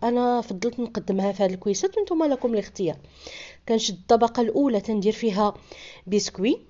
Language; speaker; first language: Arabic; native; Arabic